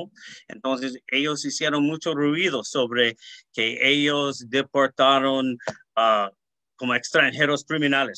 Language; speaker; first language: Spanish; early bilingual, heritage; Spanish